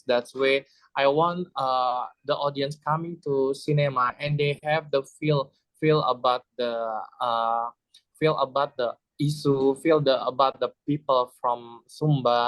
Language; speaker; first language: English; non-native, learner; Indonesian